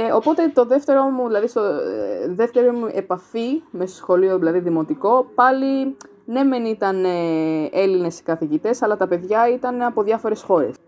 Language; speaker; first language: Greek; early bilingual, other home language; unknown